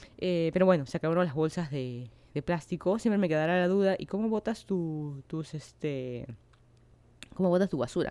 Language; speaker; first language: Spanish; native; Spanish